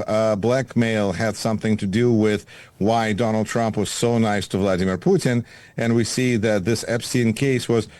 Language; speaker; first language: English; non-native, fluent; Russian